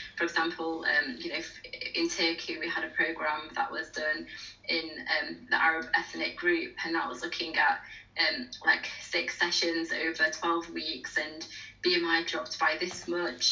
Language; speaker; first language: English; native; English